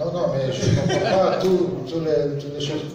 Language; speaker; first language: French; non-native, learner; Serbian